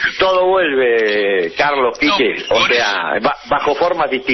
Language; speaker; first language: Spanish; native; Spanish